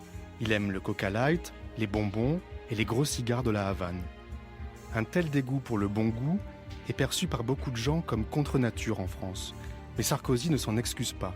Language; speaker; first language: French; native; French